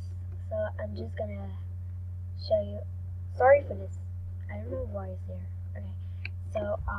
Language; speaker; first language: English; non-native, learner; French